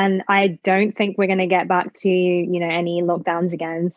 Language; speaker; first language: English; native; English